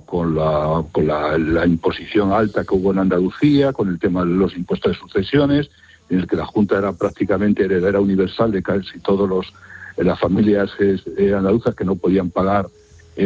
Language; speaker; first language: Spanish; native; Spanish